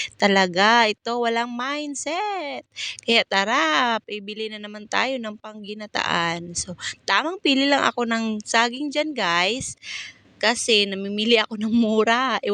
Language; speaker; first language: Filipino; non-native, local second language; Cebuano